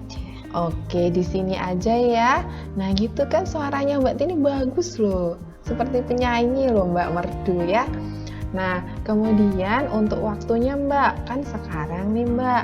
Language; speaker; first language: Indonesian; native; Indonesian